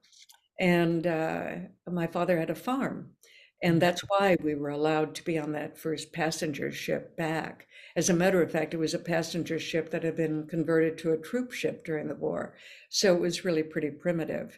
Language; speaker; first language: English; early bilingual, other home language; Norwegian